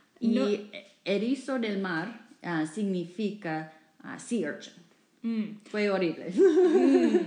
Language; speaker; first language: Spanish; non-native, fluent; English